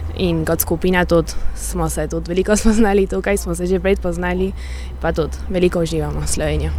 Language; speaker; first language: Slovenian; early bilingual, heritage; Slovenian